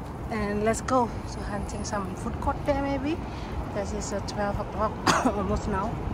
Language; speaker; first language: English; non-native, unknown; Indonesian